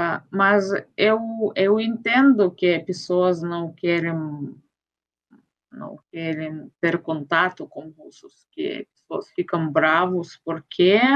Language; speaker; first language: Portuguese; non-native, fluent; Russian